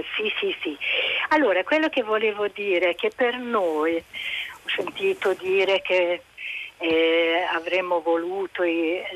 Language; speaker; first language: Italian; non-native, fluent; Hungarian